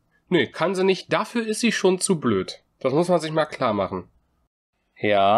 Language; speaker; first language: German; native; German